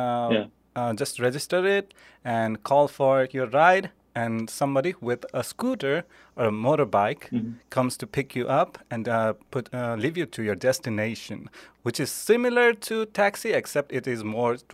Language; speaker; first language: English; non-native, local second language; Nepali